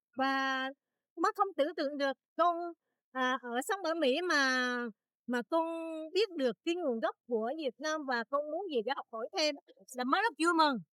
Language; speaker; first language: Vietnamese; native; Vietnamese